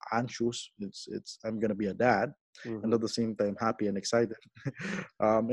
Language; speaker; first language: English; non-native, local second language; Filipino